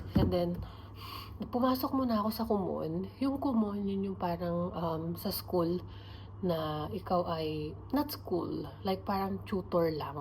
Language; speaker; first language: Filipino; native; Filipino